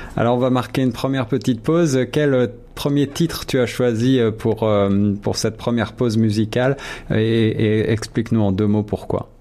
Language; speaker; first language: French; native; French